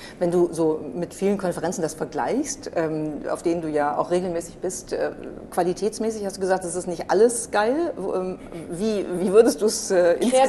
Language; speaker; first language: German; native; German